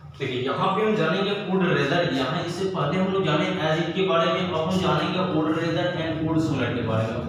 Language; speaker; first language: Hindi; native; Hindi